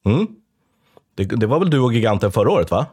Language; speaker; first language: Swedish; native; Swedish